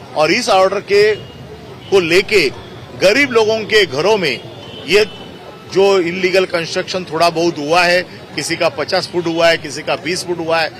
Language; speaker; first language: Hindi; non-native, local second language; Marathi